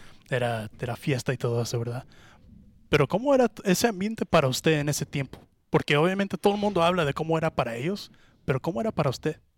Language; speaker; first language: Spanish; early bilingual, heritage; Spanish